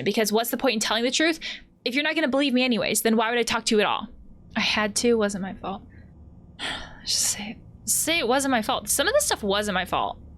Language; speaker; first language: English; native; English